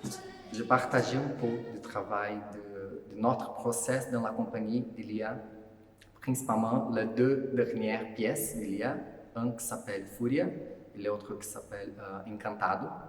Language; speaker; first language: French; non-native, fluent; Portuguese